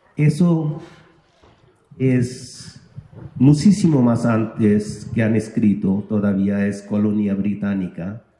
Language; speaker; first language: Spanish; non-native, fluent; Bangla